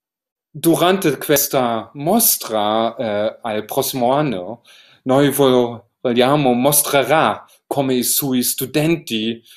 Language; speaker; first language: Italian; non-native, learner; German